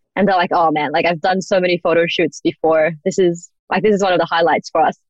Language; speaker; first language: English; native; English